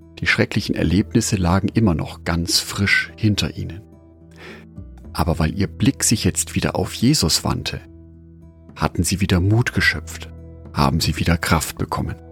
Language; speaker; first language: German; native; German